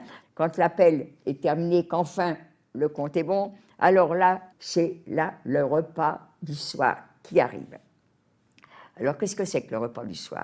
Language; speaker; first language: French; native; French